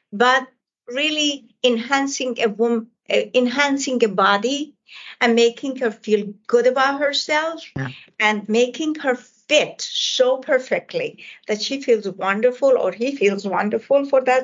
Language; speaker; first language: English; non-native, fluent; Persian